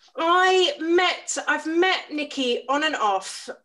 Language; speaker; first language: English; native; English